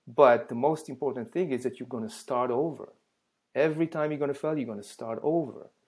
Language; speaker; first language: English; non-native, fluent; Hebrew